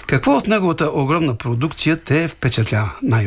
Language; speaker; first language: Bulgarian; native; Bulgarian